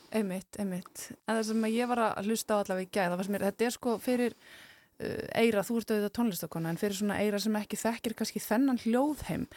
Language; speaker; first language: Icelandic; native; Icelandic